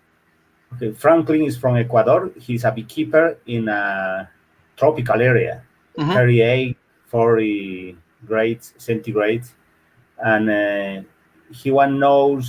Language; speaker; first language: English; non-native, learner; Spanish